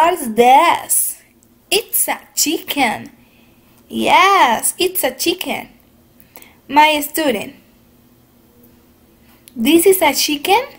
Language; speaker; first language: English; non-native, fluent; Spanish